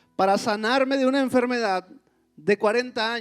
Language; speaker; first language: Spanish; native; Spanish